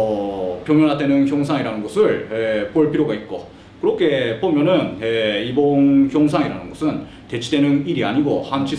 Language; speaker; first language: Korean; early bilingual, heritage; Korean